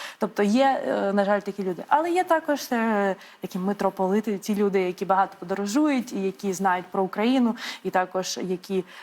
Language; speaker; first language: Ukrainian; native; Ukrainian